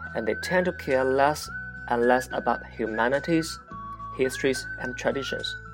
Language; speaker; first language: English; non-native, fluent; Chinese